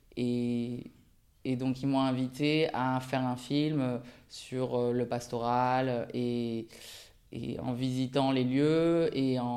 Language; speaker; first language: French; early bilingual, other home language; Japanese